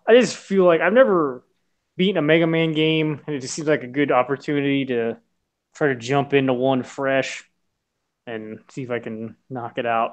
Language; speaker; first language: English; native; English